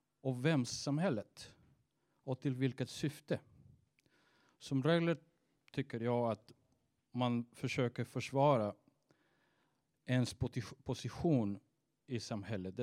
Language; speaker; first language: Swedish; non-native, fluent; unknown